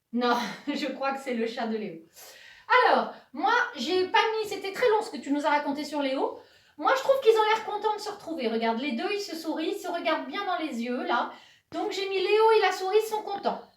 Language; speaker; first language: French; native; French